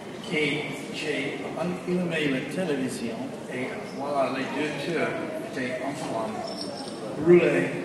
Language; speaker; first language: French; non-native, fluent; English